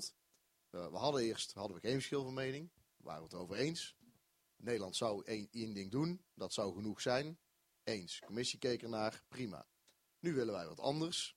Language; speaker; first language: Dutch; native; Dutch